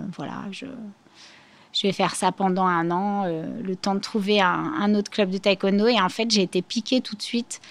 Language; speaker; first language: French; native; French